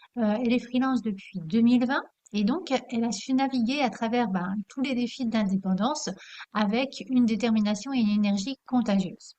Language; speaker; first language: French; native; French